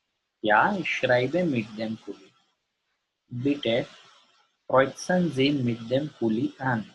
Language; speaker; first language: German; non-native, learner; Gujarati